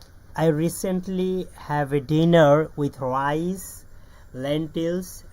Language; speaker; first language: English; non-native, learner; Bangla